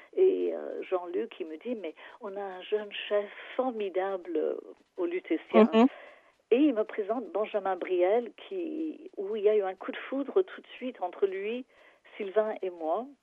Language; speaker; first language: French; non-native, fluent; English